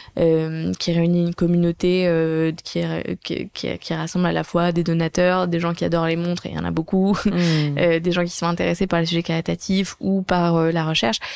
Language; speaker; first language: French; native; French